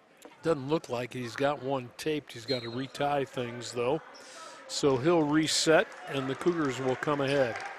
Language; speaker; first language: English; native; English